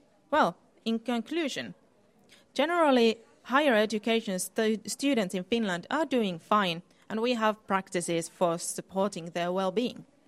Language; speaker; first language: English; non-native, fluent; Finnish